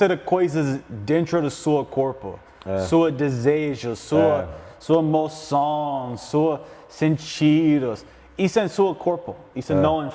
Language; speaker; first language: Portuguese; non-native, learner; English